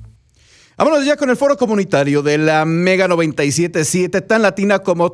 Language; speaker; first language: Spanish; native; Spanish